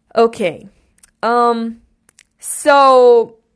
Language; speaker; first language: English; non-native, fluent; Romanian